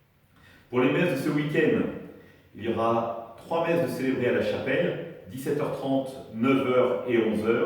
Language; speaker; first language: French; native; French